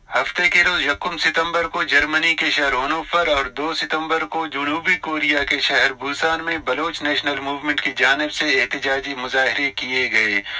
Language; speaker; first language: Urdu; non-native, local second language; Baluchi